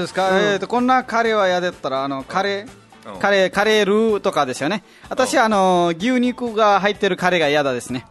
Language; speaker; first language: Japanese; non-native, fluent; Nepali